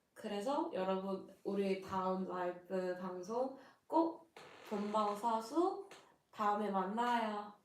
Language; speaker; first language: Korean; non-native, fluent; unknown